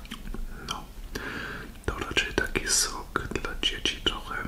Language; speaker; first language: Polish; early bilingual, heritage; Polish